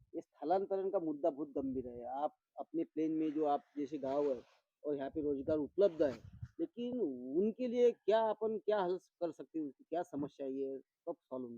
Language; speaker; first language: Hindi; non-native, local second language; Marathi